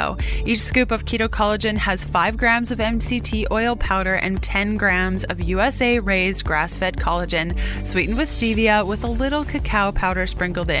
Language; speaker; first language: English; native; English